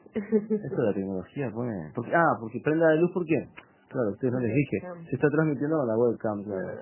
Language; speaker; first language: Spanish; native; Spanish